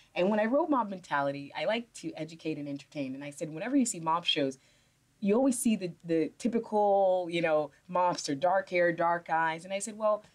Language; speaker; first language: English; native; English